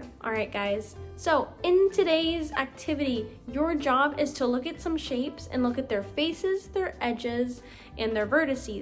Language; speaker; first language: English; native; English